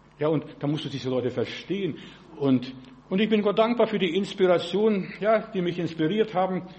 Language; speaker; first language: German; non-native, fluent; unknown